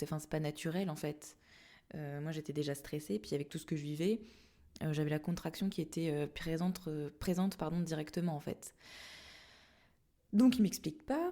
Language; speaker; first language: French; native; French